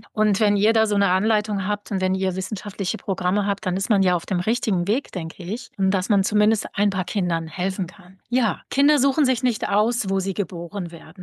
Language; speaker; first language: German; native; German